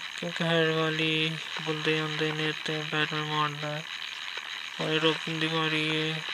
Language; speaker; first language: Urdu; non-native, local second language; Punjabi